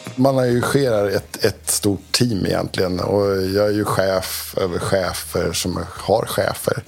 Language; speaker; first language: Swedish; native; Swedish